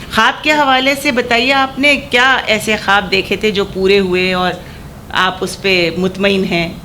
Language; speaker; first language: Urdu; native; Urdu